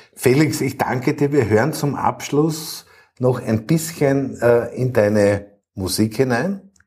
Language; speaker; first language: German; native; German